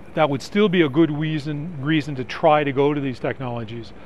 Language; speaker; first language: English; native; English